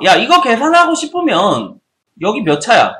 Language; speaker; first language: Korean; native; Korean